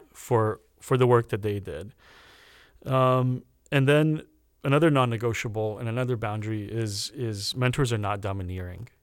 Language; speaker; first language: English; early bilingual, other home language; Romanian